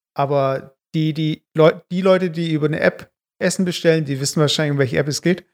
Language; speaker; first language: German; early bilingual, other home language; Turkish